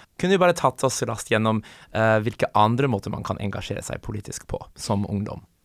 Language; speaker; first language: Norwegian; non-native, fluent; English